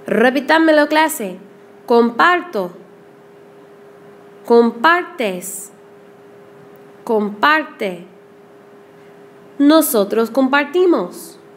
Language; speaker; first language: Spanish; non-native, fluent; English